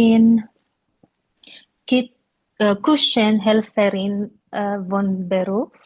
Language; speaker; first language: German; non-native, learner; Filipino